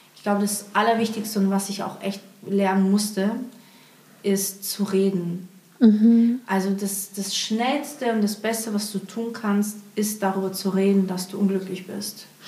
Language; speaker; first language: German; early bilingual, other home language; Portuguese